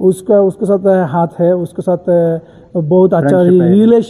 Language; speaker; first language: Hindi; non-native, learner; Bangla